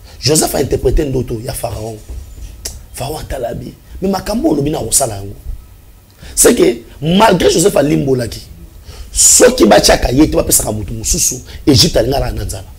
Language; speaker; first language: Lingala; non-native, local second language; Swahili